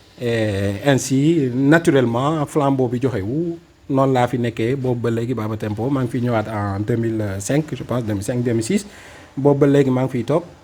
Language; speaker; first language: Wolof; non-native, fluent; Fula